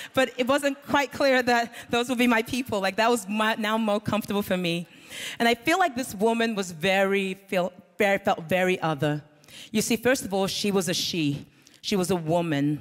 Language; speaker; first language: English; native; English